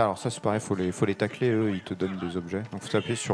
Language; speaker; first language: French; native; French